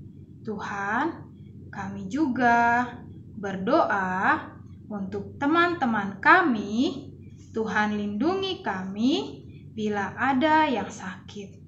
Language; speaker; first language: Indonesian; native; Indonesian